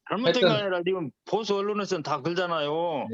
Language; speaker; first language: Korean; native; Korean